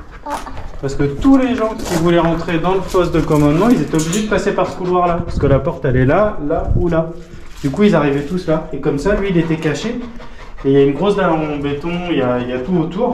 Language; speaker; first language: French; native; French